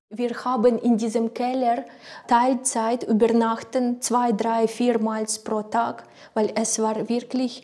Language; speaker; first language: German; non-native, learner; Ukrainian